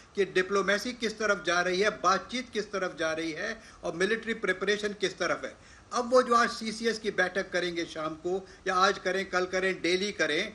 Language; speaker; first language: Hindi; native; Hindi